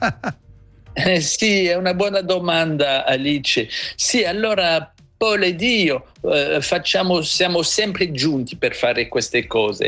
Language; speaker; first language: Italian; non-native, fluent; French